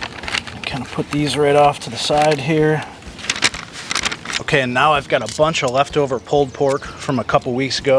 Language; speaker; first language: English; native; English